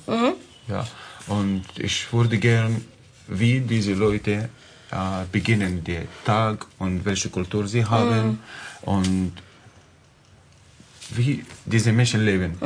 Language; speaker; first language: German; non-native, learner; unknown